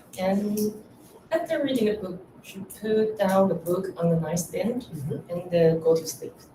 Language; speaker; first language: English; non-native, learner; Chinese